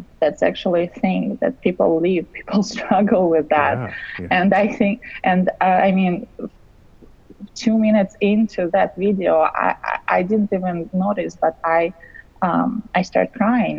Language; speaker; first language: English; non-native, fluent; Russian